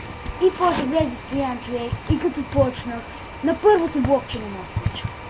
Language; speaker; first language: Bulgarian; native; Bulgarian